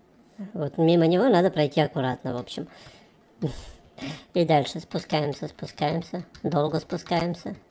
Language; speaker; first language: Russian; native; Russian